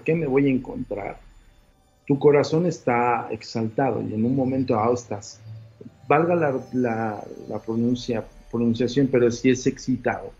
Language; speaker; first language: Spanish; native; Spanish